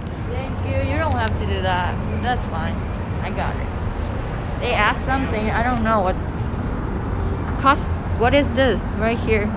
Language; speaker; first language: English; non-native, fluent; Vietnamese